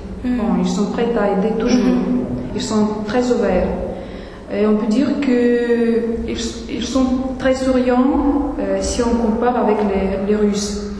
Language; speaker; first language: French; non-native, fluent; Russian